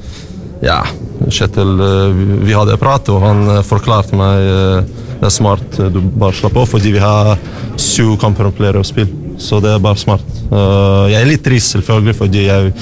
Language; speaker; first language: Norwegian; non-native, learner; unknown